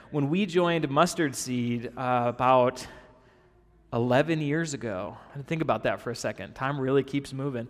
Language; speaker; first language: English; native; English